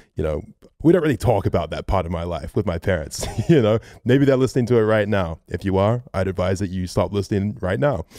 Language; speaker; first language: English; native; English